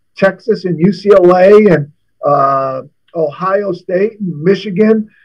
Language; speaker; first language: English; native; English